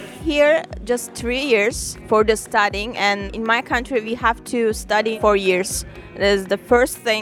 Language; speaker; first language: English; non-native, learner; Turkish